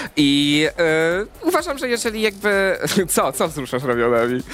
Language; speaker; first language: Polish; native; Polish